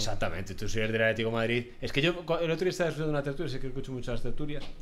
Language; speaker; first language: Spanish; native; Spanish